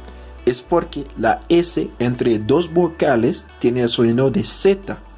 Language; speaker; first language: Spanish; non-native, fluent; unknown